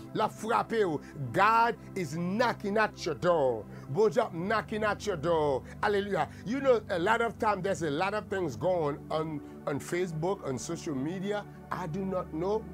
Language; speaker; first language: English; non-native, fluent; Haitian Creole